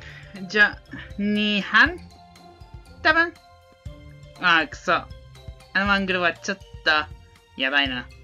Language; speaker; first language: Japanese; non-native, learner; Spanish